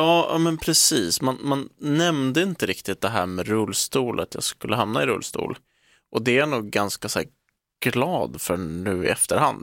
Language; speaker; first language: Swedish; native; Swedish